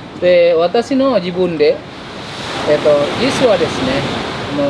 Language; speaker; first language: Japanese; non-native, fluent; Indonesian